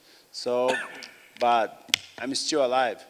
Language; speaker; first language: English; non-native, learner; Portuguese